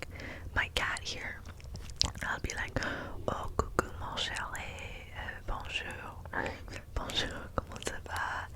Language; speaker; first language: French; non-native, learner; English